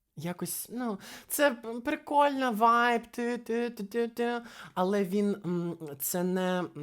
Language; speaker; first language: Ukrainian; non-native, fluent; Russian